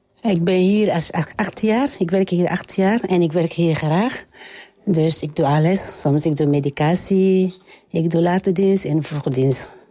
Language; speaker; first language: Dutch; non-native, learner; French